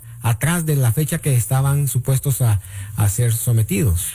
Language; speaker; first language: Spanish; native; Spanish